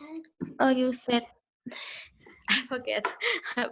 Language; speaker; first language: English; non-native, learner; Khmer